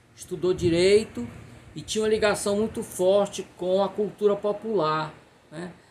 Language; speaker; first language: Portuguese; native; Portuguese